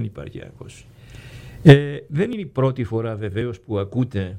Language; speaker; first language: Greek; native; Greek